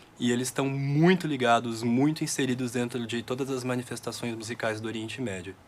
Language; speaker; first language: Portuguese; native; Portuguese